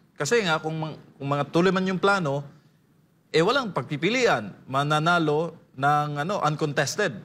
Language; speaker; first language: Filipino; native; Filipino